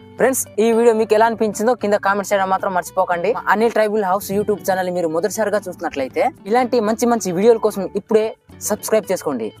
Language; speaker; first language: Telugu; non-native, local second language; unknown